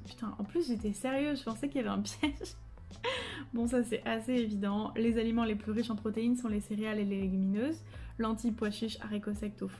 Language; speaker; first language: French; native; French